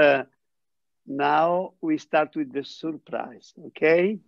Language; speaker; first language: English; non-native, fluent; Italian